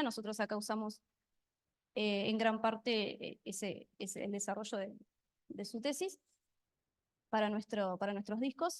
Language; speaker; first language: Spanish; native; Spanish